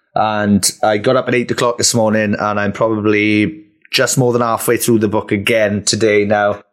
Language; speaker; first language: English; native; English